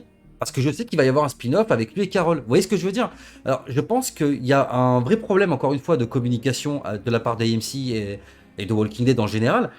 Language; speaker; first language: French; native; French